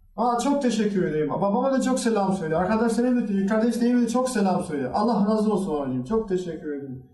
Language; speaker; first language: Turkish; non-native, learner; Albanian